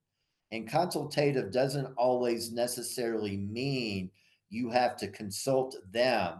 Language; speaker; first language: English; native; English